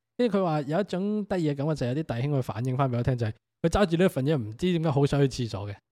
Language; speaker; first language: Cantonese; native; Cantonese